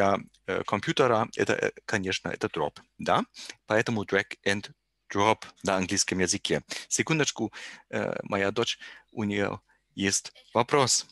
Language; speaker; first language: Russian; non-native, learner; German